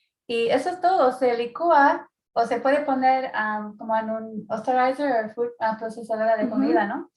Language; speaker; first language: Spanish; early bilingual, heritage; Spanish